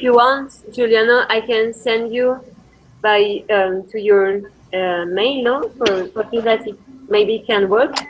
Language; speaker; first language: English; non-native, learner; Spanish